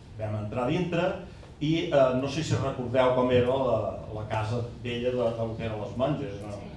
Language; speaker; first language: Catalan; native; Catalan